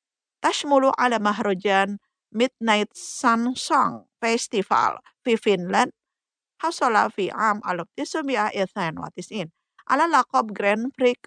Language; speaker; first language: Arabic; non-native, fluent; Indonesian